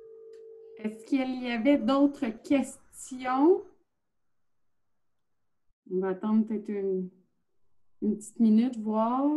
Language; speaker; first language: French; native; French